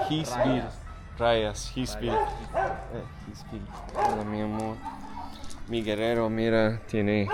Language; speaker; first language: Spanish; non-native, fluent; English